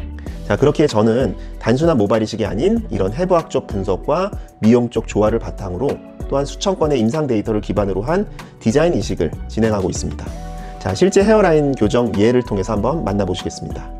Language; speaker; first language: Korean; native; Korean